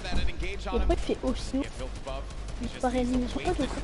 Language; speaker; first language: French; native; French